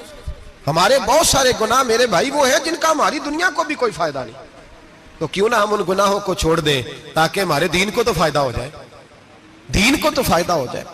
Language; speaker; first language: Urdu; non-native, local second language; Punjabi